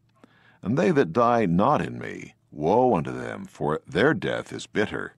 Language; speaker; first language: English; native; English